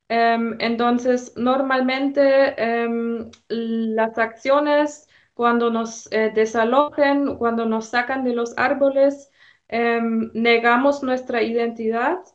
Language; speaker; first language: Spanish; non-native, fluent; German